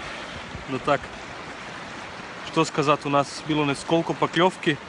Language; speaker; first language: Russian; early bilingual, heritage; Russian